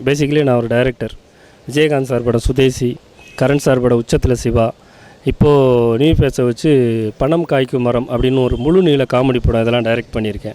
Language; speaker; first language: Tamil; native; Tamil